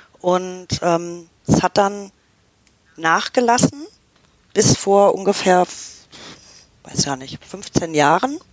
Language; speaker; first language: German; early bilingual, other home language; English